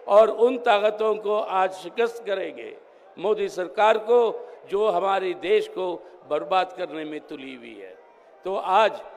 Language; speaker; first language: Hindi; non-native, local second language; Telugu